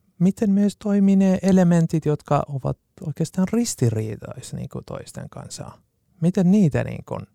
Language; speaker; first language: Finnish; non-native, fluent; Kurdish